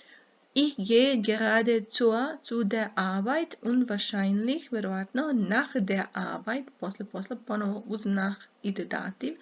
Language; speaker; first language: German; non-native, fluent; Serbian